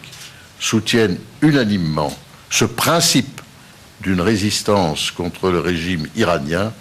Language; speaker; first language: French; native; French